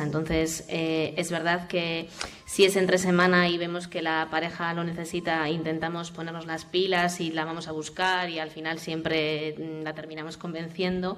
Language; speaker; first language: Spanish; native; Spanish